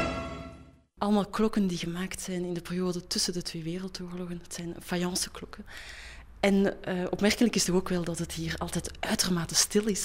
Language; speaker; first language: Dutch; native; Dutch